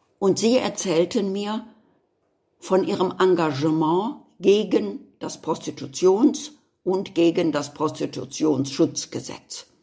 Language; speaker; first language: German; native; German